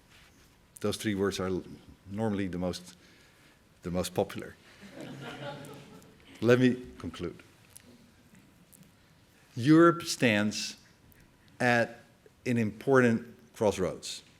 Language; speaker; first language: English; non-native, fluent; Dutch